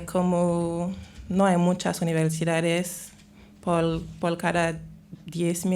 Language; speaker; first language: Spanish; non-native, fluent; Haitian Creole